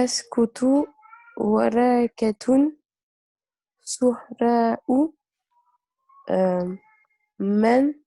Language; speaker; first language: Arabic; non-native, learner; French